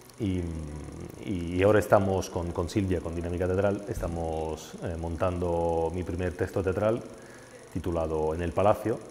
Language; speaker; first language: Spanish; non-native, fluent; Italian